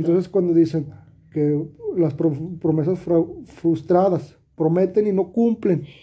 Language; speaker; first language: Spanish; native; Spanish